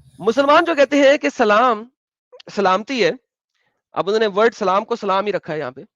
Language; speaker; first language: Urdu; native; Urdu